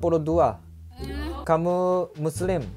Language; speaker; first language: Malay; non-native, learner; Japanese